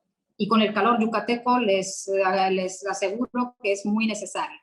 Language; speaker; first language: Spanish; non-native, fluent; Arabic